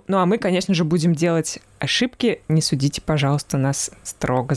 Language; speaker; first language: Russian; native; Russian